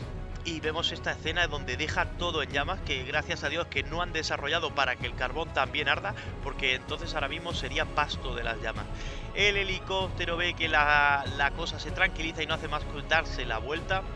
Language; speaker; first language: Spanish; native; Spanish